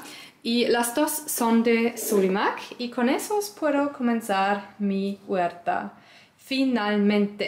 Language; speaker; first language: Spanish; non-native, learner; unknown